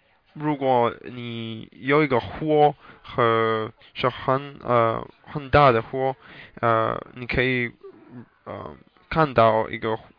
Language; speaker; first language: Chinese; non-native, learner; English